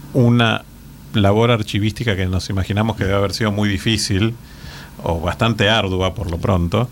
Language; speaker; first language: Spanish; native; Spanish